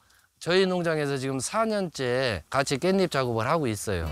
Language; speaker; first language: Korean; native; Korean